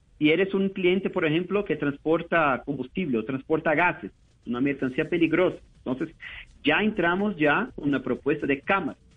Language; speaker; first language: Spanish; non-native, fluent; Portuguese